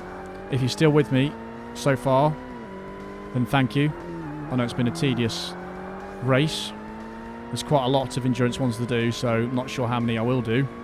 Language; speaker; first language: English; native; English